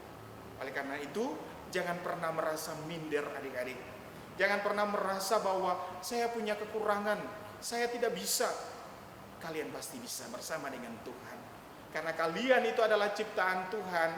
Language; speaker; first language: Indonesian; native; Indonesian